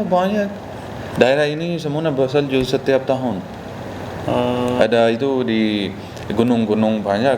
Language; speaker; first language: Indonesian; non-native, learner; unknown